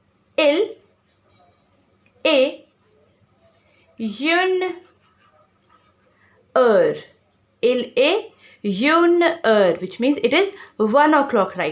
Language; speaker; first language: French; non-native, fluent; Hindi